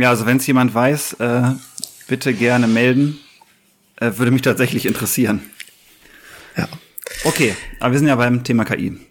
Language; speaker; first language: German; native; German